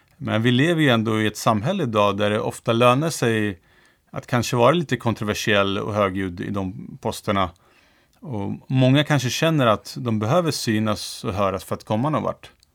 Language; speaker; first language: Swedish; early bilingual, other home language; Turoyo